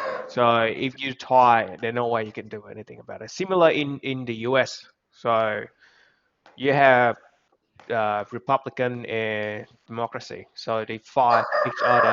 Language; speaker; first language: English; non-native, fluent; Vietnamese